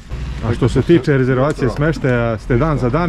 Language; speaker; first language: Croatian; native; Croatian